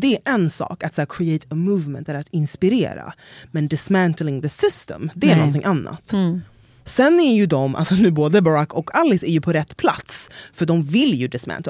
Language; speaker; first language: Swedish; native; Swedish